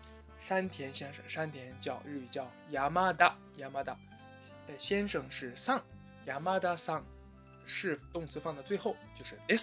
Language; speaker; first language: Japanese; non-native, fluent; Chinese